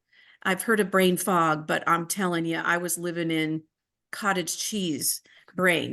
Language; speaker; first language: English; native; English